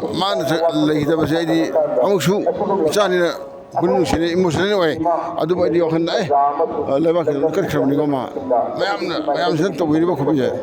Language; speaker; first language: Manipuri; native; Manipuri